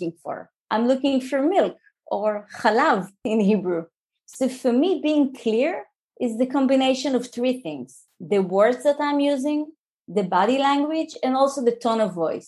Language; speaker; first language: English; non-native, fluent; Hebrew